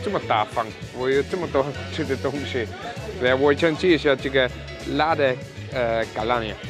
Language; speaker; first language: Chinese; non-native, fluent; German